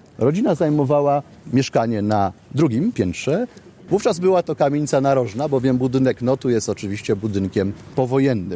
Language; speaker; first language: Polish; native; Polish